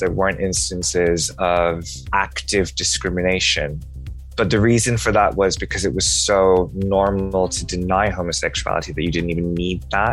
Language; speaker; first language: English; non-native, local second language; Bangla